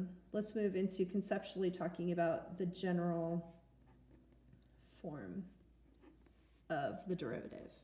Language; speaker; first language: English; native; English